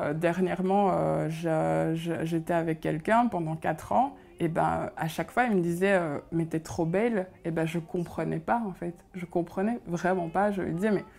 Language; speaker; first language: French; early bilingual, other home language; Kinyarwanda